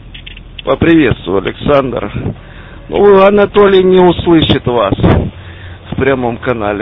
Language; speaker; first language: Russian; native; Russian